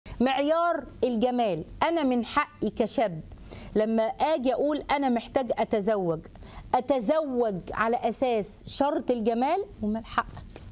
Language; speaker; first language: Arabic; native; Arabic